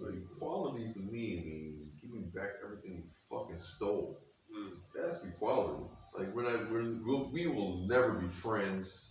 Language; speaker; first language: English; native; English